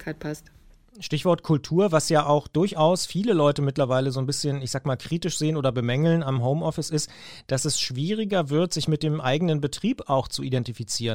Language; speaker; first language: German; native; German